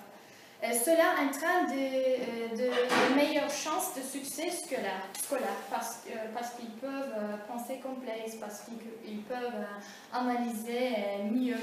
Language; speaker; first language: French; non-native, fluent; Turkish